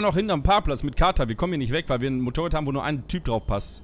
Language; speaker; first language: German; native; German